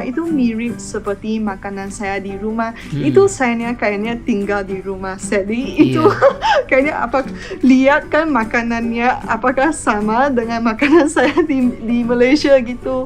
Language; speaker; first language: Indonesian; non-native, fluent; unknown